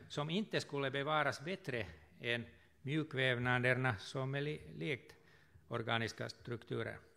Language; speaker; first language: Swedish; non-native, fluent; Finnish